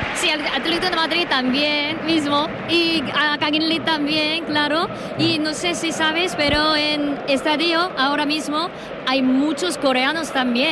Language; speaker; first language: Spanish; non-native, learner; Korean